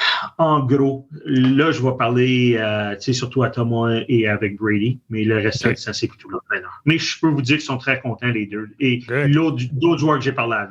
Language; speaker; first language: French; native; French